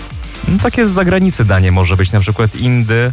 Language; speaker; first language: Polish; native; Polish